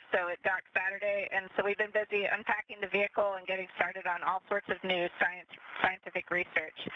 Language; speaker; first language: English; native; English